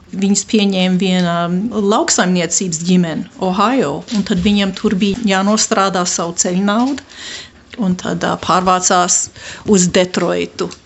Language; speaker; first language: Latvian; early bilingual, heritage; Latvian